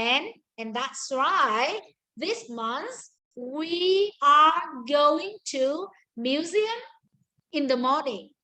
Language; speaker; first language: English; non-native, learner; Vietnamese